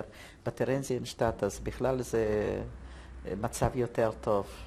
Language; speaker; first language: Hebrew; non-native, fluent; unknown